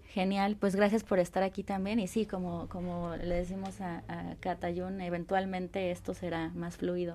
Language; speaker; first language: Spanish; native; Spanish